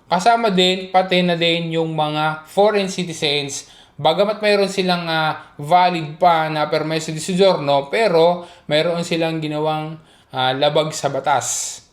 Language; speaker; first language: Filipino; native; Filipino